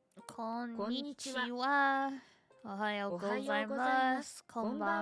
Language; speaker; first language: Japanese; non-native, learner; English